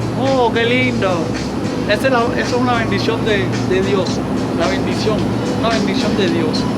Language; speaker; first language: Spanish; native; Spanish